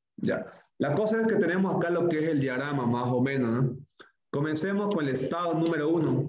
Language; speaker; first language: Spanish; native; Spanish